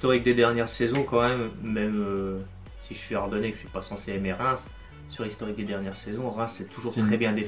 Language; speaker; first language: French; native; French